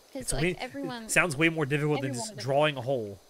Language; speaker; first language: English; native; English